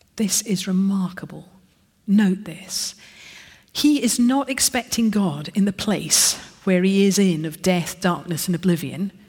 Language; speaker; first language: English; native; English